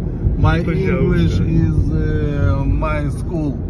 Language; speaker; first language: English; non-native, learner; Russian